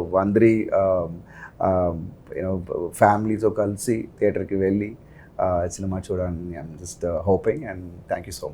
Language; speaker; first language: Telugu; non-native, local second language; Tamil